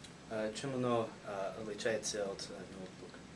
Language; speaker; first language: Russian; non-native, learner; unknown